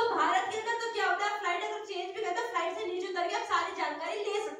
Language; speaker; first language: Hindi; native; Hindi